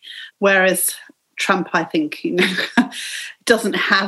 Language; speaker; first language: English; native; English